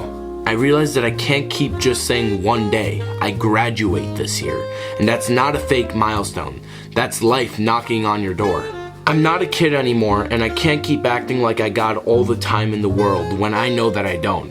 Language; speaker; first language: English; native; English